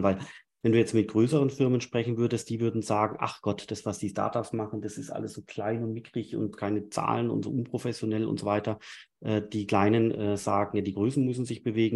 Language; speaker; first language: German; native; German